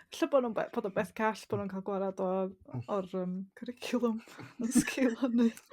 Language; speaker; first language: Welsh; native; Welsh